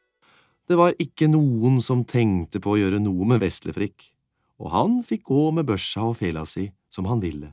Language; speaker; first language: Norwegian; native; Norwegian